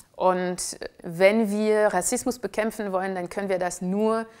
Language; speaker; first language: German; non-native, fluent; French